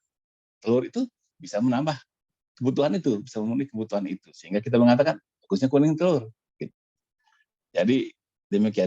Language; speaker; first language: Malay; native; Malay